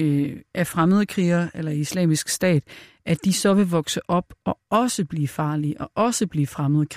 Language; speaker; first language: Danish; native; Danish